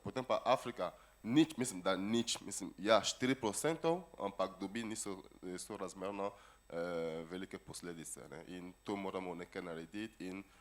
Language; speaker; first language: Slovenian; non-native, fluent; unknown